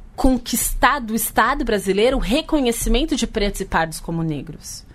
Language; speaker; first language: Portuguese; native; Portuguese